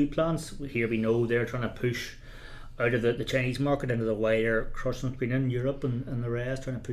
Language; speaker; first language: English; native; English